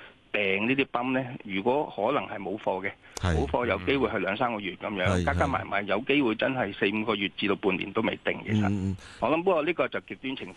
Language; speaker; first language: Cantonese; native; Cantonese